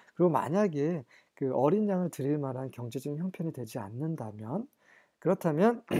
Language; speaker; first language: Korean; native; Korean